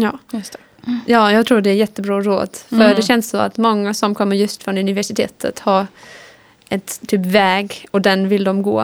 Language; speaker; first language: Swedish; non-native, fluent; German